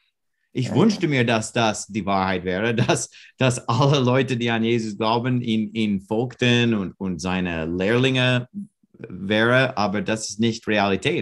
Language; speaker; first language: German; non-native, learner; English